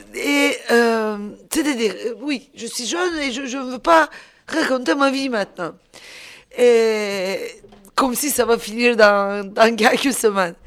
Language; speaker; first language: French; non-native, fluent; Turkish